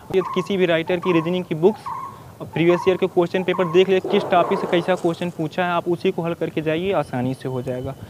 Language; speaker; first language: Hindi; native; Hindi